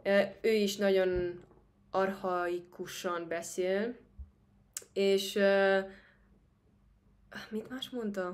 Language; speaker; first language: Hungarian; non-native, fluent; Spanish